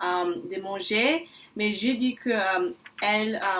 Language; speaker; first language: French; non-native, learner; English